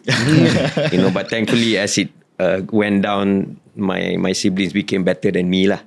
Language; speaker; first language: English; non-native, local second language; Malay